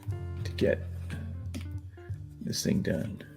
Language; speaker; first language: English; native; English